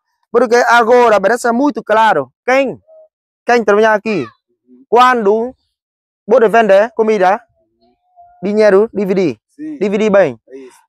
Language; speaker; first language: Portuguese; non-native, learner; Vietnamese